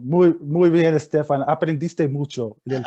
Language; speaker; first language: Spanish; non-native, fluent; English